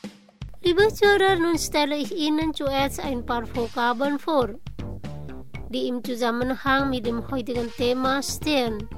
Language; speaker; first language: German; non-native, fluent; Indonesian